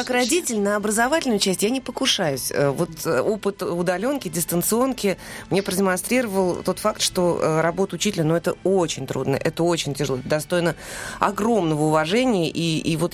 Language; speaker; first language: Russian; native; Russian